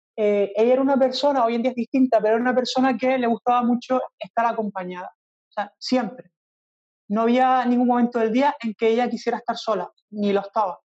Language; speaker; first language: Spanish; native; Spanish